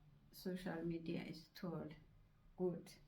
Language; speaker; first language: German; non-native, learner; Amharic